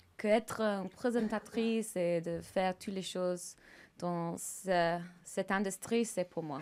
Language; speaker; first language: French; non-native, learner; English